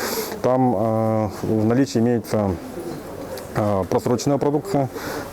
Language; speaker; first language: Russian; native; Russian